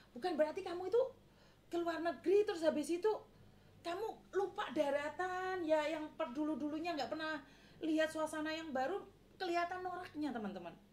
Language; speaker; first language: Indonesian; non-native, local second language; Javanese